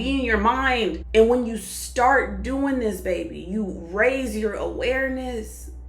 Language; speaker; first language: English; native; English